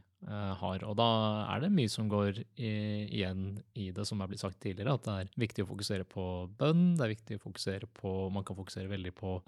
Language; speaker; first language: Norwegian; native; Norwegian